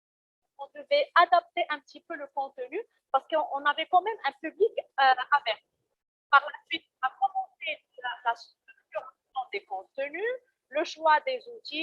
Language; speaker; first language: French; non-native, local second language; Arabic